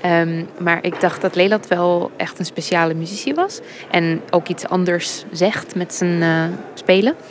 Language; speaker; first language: Dutch; non-native, fluent; English